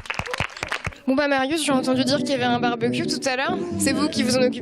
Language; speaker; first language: French; native; French